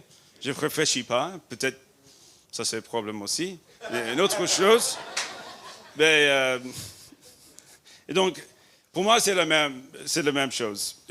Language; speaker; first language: French; non-native, learner; English